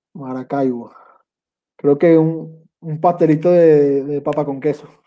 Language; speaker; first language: Spanish; native; Spanish